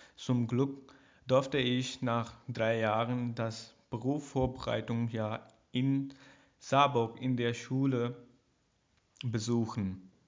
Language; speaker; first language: German; non-native, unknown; Urdu